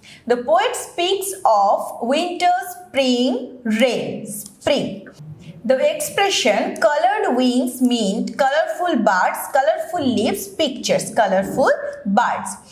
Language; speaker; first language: English; non-native, local second language; Bangla